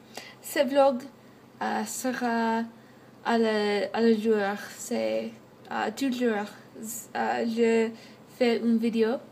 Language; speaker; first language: French; non-native, learner; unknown